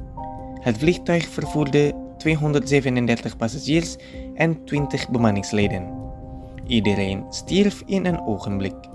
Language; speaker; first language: Dutch; non-native, fluent; Indonesian